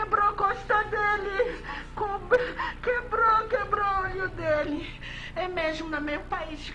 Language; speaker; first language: Portuguese; non-native, learner; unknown